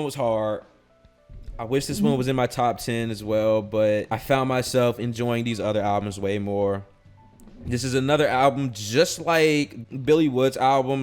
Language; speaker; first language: English; native; English